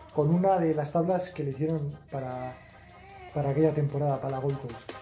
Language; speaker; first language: Spanish; native; Spanish